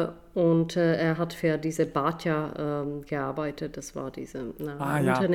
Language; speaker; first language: German; non-native, fluent; Czech